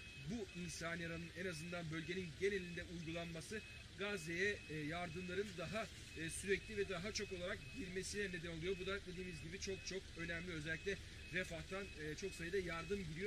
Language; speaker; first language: Turkish; native; Turkish